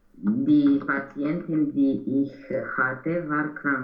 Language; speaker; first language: German; non-native, learner; Romanian